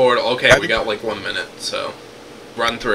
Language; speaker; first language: English; native; English